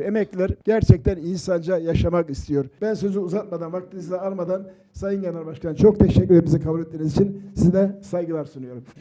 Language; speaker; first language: Turkish; native; Turkish